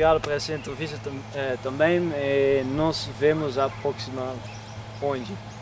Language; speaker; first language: Portuguese; non-native, learner; Dutch